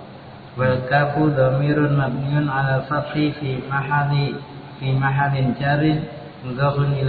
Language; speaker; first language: Arabic; non-native, learner; Indonesian